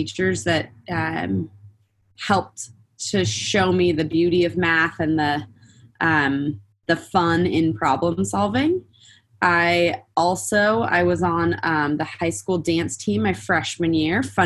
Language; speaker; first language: English; native; English